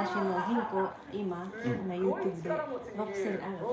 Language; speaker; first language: Japanese; non-native, learner; Filipino